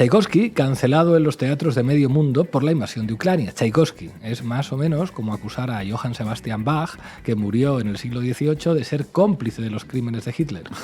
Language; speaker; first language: Spanish; native; Spanish